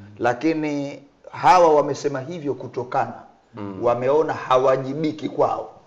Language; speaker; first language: Swahili; native; Swahili